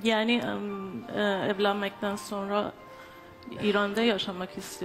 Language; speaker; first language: Turkish; non-native, learner; Persian